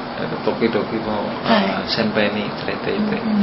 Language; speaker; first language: Japanese; non-native, learner; Indonesian